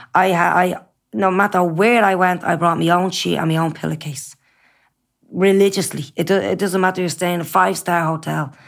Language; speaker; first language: English; native; English